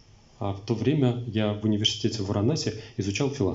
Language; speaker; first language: Russian; native; Russian